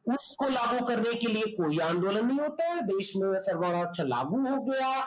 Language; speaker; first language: Hindi; native; Hindi